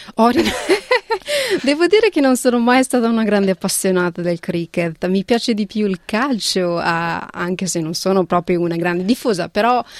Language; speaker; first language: Italian; early bilingual, other home language; Punjabi